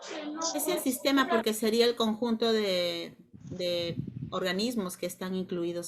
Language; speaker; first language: Spanish; native; Spanish